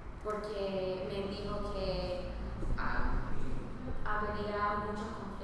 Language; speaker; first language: Spanish; early bilingual, heritage; Spanish